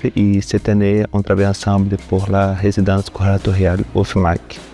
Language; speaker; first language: French; non-native, fluent; Portuguese